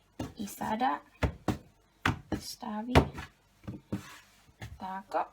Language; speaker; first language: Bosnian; non-native, learner; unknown